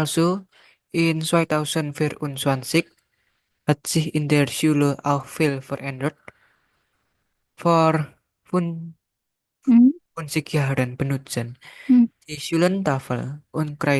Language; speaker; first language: German; non-native, learner; Indonesian